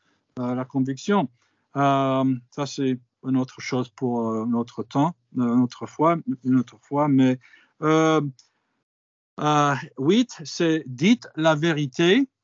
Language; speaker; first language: French; non-native, fluent; English